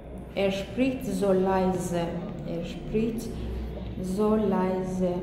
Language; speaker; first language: German; non-native, fluent; Azerbaijani